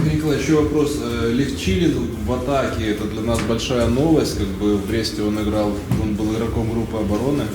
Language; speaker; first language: Russian; native; Russian